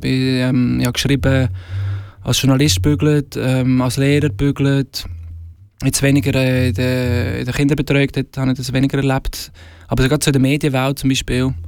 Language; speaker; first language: German; native; German